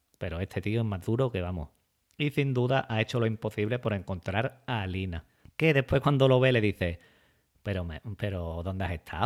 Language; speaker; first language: Spanish; native; Spanish